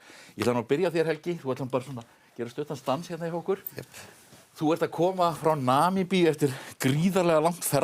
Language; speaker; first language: Icelandic; native; Icelandic